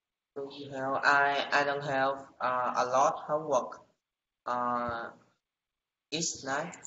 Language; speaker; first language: English; non-native, learner; Vietnamese